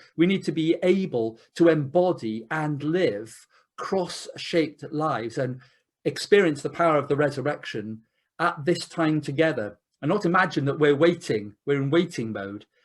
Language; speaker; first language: English; native; English